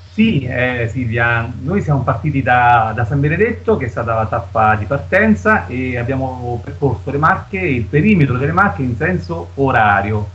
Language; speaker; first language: Italian; native; Italian